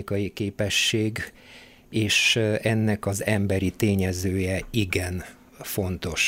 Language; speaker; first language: Hungarian; non-native, fluent; Bulgarian